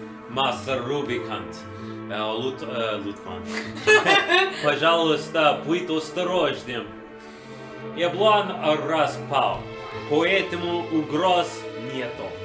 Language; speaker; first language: Russian; non-native, learner; English